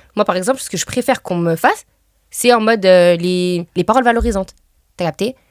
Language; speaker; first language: French; early bilingual, other home language; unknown